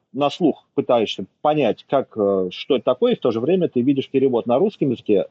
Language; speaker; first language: Russian; native; Russian